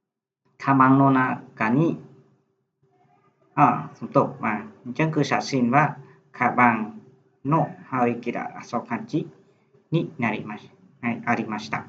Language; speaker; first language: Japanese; non-native, fluent; Khmer